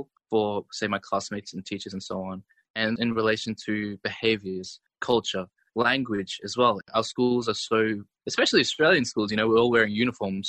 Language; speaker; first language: English; native; English